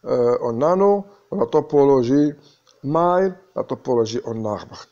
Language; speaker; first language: French; non-native, local second language; Arabic